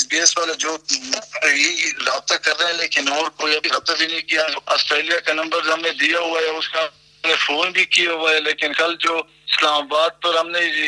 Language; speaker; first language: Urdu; non-native, fluent; Pashto